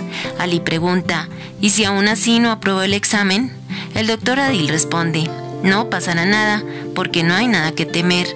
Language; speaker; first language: Spanish; native; Spanish